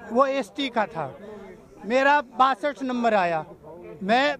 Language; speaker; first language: Hindi; native; Hindi